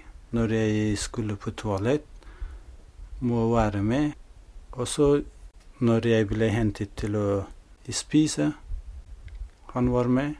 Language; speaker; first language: Norwegian; non-native, fluent; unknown